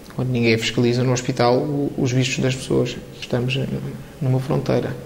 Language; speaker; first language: Portuguese; non-native, fluent; Romanian